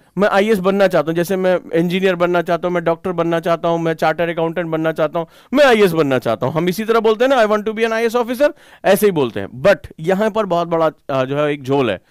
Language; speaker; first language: Hindi; native; Hindi